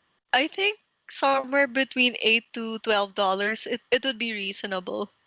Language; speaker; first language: English; non-native, local second language; Filipino